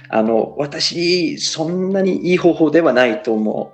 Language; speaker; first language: Japanese; non-native, fluent; English